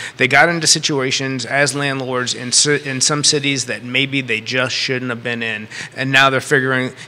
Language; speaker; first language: English; native; English